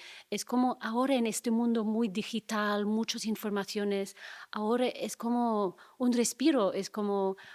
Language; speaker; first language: Spanish; non-native, fluent; Italian